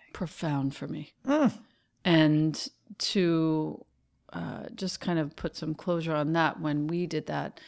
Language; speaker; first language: English; native; English